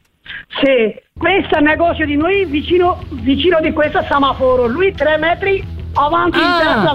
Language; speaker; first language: Italian; non-native, learner; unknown